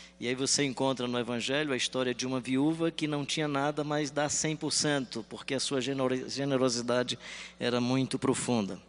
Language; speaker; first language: Portuguese; native; Portuguese